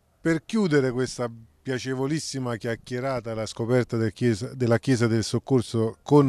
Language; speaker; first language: Italian; native; Italian